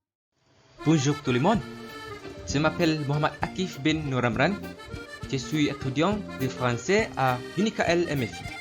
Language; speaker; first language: French; non-native, learner; Malay